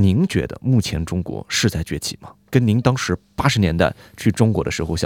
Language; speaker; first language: Chinese; native; Chinese